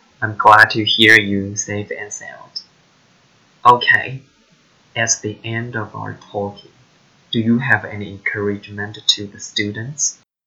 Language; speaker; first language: English; non-native, fluent; Chinese